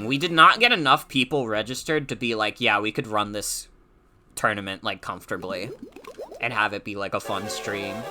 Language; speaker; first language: English; native; English